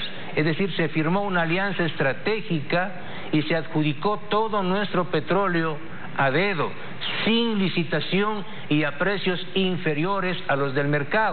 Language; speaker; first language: Spanish; native; Spanish